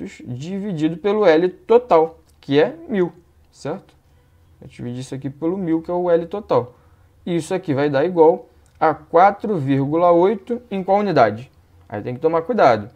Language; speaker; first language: Portuguese; native; Portuguese